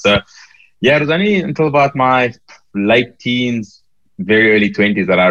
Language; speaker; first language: English; native; English